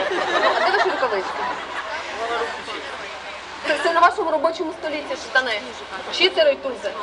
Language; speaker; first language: Ukrainian; native; Ukrainian